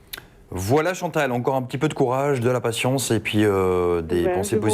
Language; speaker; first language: French; native; French